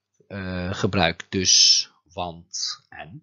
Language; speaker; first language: Dutch; non-native, fluent; Turkish